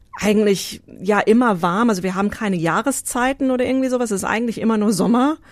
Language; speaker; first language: German; non-native, fluent; English